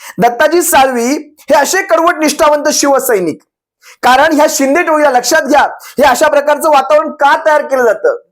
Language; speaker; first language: Marathi; native; Marathi